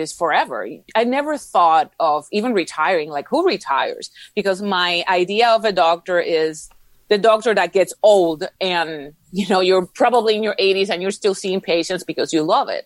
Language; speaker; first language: English; non-native, fluent; Spanish